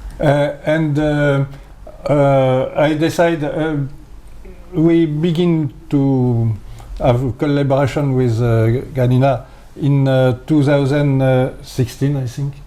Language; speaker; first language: English; non-native, learner; French